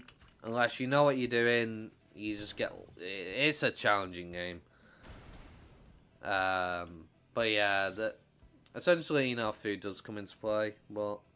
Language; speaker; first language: English; native; English